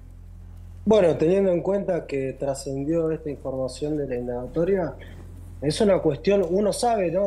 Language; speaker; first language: Spanish; native; Spanish